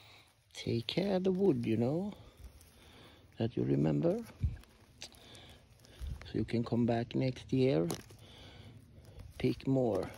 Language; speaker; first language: English; non-native, learner; Swedish